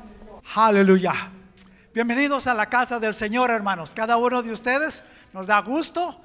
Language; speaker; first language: Spanish; native; Spanish